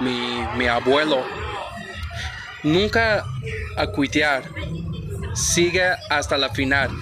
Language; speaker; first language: Spanish; early bilingual, heritage; English